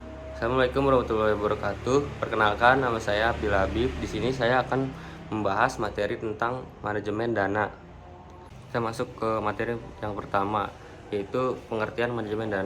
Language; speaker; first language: Indonesian; native; Indonesian